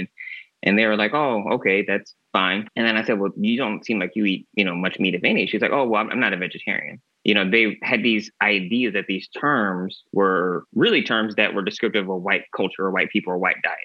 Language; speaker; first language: English; native; English